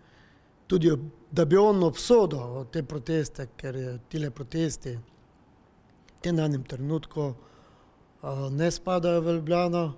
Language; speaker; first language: Slovenian; native; Slovenian